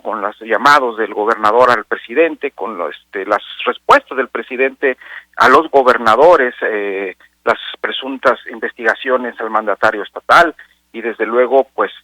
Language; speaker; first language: Spanish; native; Spanish